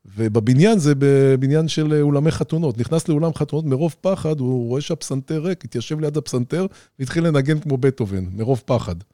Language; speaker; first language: Hebrew; native; Hebrew